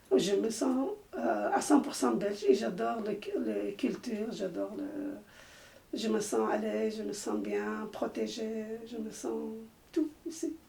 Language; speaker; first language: French; non-native, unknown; Arabic